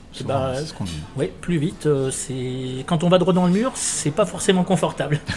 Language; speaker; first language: French; native; French